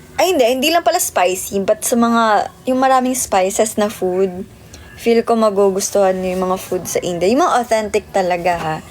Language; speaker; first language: Filipino; native; Filipino